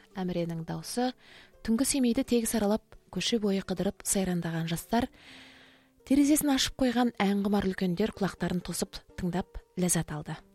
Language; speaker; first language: Kazakh; native; Kazakh